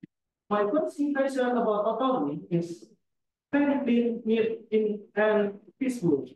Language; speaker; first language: English; non-native, fluent; Indonesian